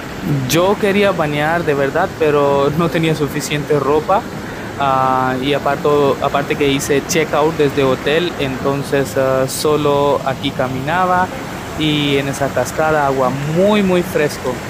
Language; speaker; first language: Spanish; non-native, learner; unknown